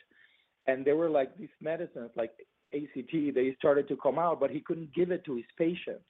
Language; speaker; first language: English; non-native, fluent; Spanish